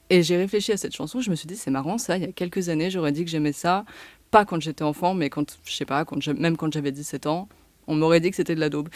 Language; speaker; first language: French; native; French